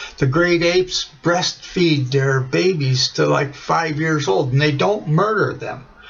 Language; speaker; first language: English; native; English